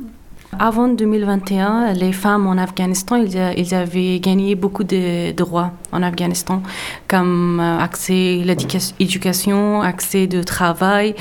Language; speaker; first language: French; non-native, learner; Persian